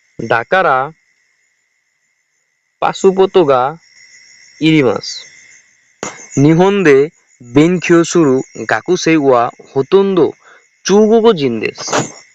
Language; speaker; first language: Japanese; non-native, learner; Bangla